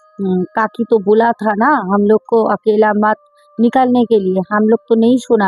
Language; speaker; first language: Hindi; non-native, local second language; Bangla